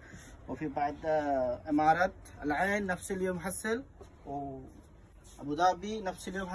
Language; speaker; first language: Arabic; non-native, learner; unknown